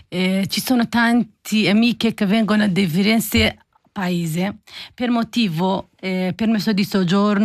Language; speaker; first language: Italian; non-native, learner; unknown